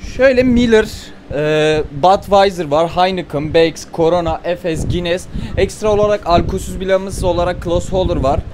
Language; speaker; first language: Turkish; native; Turkish